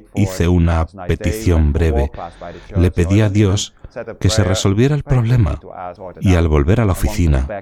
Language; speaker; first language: Spanish; non-native, fluent; Dutch